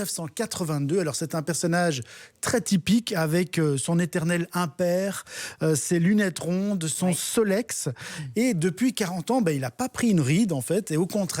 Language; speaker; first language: French; native; French